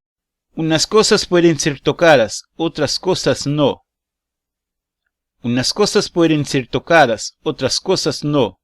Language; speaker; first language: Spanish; non-native, learner; Portuguese